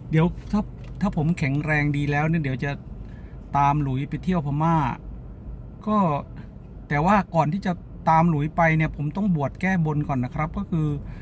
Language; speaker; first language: Thai; native; Thai